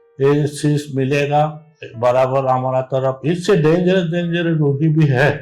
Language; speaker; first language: Hindi; non-native, learner; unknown